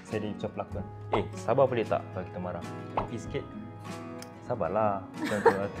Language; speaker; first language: Malay; native; Malay